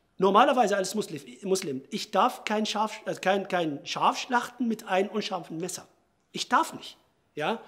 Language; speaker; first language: German; non-native, fluent; Arabic